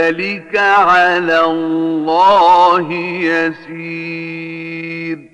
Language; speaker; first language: Arabic; native; Arabic